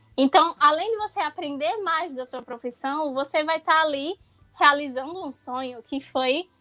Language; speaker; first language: Portuguese; native; Portuguese